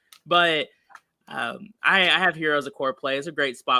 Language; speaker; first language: English; native; English